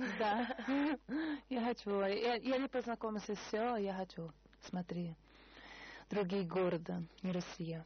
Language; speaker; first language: Russian; non-native, learner; Portuguese